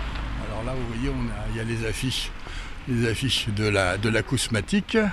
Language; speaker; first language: French; native; French